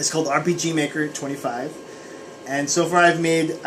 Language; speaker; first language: English; native; English